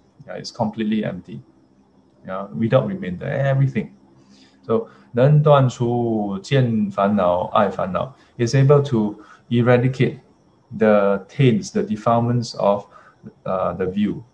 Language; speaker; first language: English; non-native, local second language; Chinese